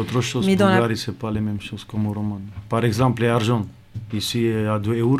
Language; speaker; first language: French; non-native, learner; Romany